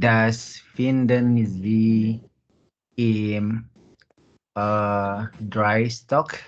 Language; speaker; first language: German; non-native, learner; Indonesian